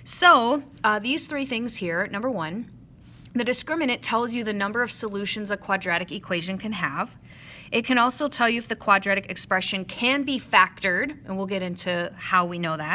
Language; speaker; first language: English; native; English